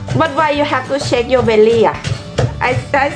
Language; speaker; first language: English; non-native, learner; Thai